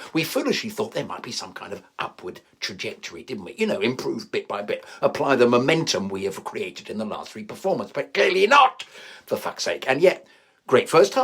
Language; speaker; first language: English; native; English